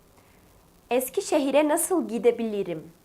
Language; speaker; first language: Turkish; early bilingual, other home language; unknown